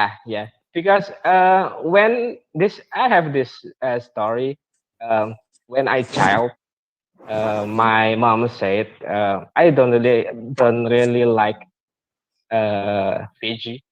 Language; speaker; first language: English; non-native, learner; Indonesian